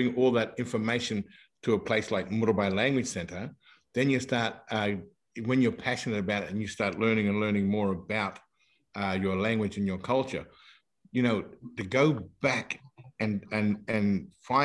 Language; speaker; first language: English; native; English